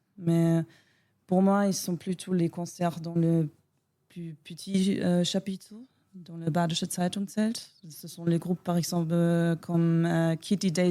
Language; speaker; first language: French; non-native, learner; German